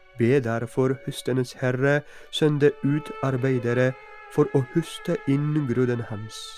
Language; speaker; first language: Norwegian; non-native, fluent; Polish